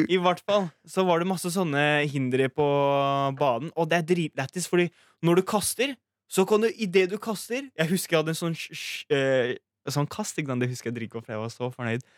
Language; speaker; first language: Norwegian; early bilingual, other home language; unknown